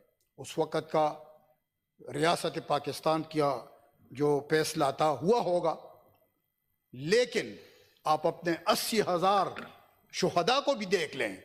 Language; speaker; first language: Urdu; non-native, local second language; Pashto